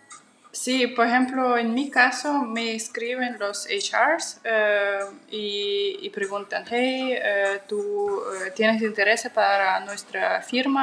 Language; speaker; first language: Spanish; non-native, fluent; Russian